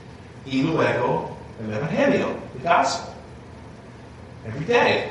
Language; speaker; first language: Spanish; non-native, learner; English